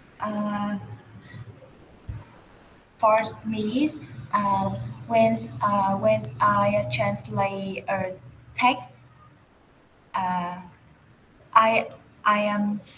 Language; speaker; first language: English; non-native, learner; Vietnamese